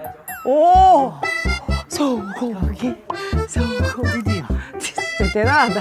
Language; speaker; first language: Korean; native; Korean